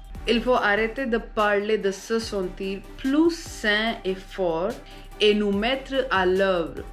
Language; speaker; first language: French; non-native, fluent; Hindi